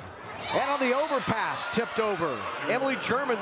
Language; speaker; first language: English; native; English